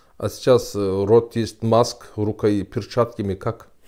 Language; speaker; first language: Russian; non-native, learner; Turkish